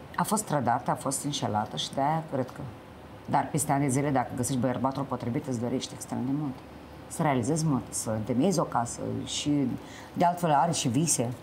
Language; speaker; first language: Romanian; native; Romanian